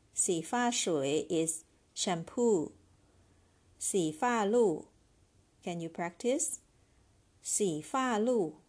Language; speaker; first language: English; non-native, fluent; Chinese